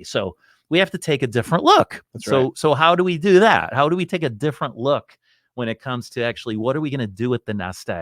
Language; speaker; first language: English; native; English